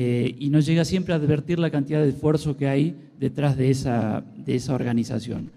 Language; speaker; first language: Spanish; native; Spanish